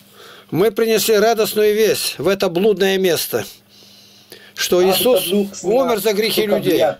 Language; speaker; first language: Russian; native; Russian